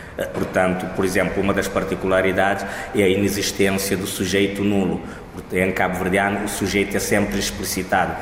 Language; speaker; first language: Portuguese; non-native, local second language; Kabuverdianu